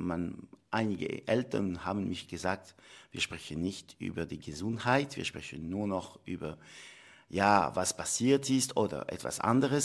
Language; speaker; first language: German; non-native, local second language; French